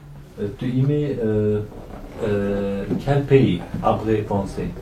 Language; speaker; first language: French; non-native, learner; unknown